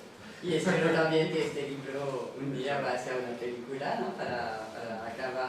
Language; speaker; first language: Spanish; non-native, fluent; French